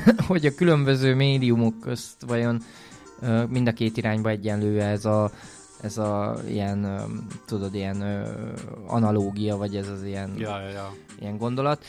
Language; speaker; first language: Hungarian; native; Hungarian